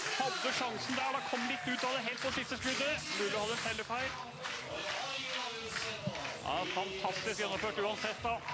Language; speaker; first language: Norwegian; native; Norwegian